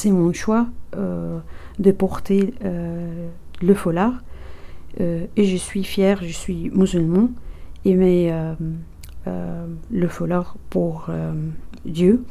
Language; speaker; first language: French; non-native, learner; Arabic